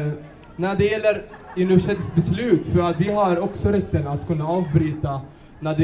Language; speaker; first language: Swedish; non-native, fluent; Arabic